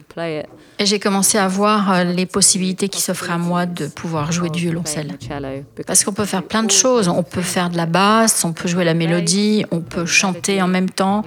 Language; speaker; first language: French; non-native, fluent; English